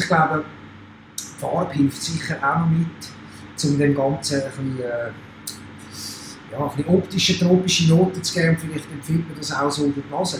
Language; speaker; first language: German; native; German